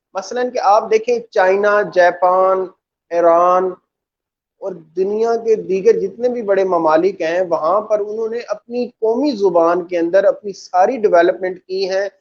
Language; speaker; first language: Urdu; non-native, local second language; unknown